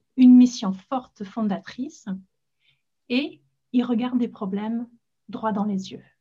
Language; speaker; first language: French; non-native, fluent; English